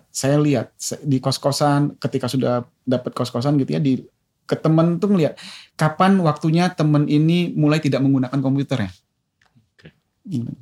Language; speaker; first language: Indonesian; native; Indonesian